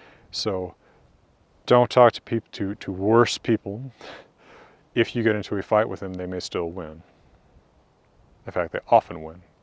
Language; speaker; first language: English; native; English